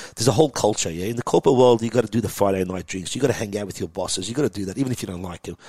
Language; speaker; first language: English; early bilingual, other home language; Persian